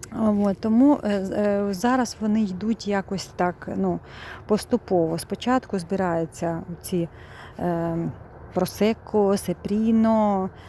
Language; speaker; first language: Ukrainian; native; Ukrainian